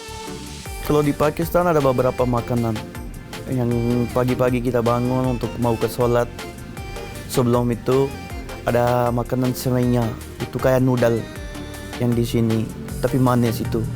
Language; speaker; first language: Indonesian; non-native, learner; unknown